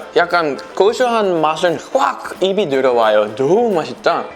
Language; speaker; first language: Korean; non-native, fluent; Dutch